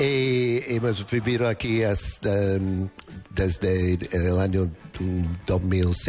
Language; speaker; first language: Spanish; non-native, learner; English